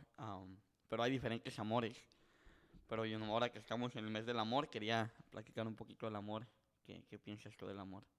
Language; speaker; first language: Spanish; early bilingual, heritage; Spanish